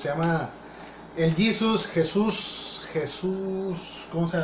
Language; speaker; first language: Spanish; native; Spanish